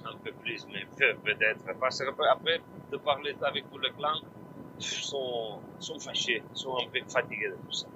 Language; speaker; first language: French; non-native, learner; Spanish